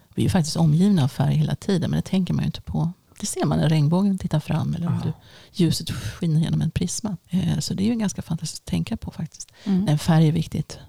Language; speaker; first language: Swedish; early bilingual, other home language; Finnish